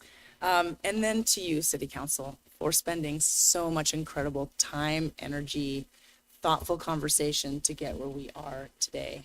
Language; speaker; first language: English; native; English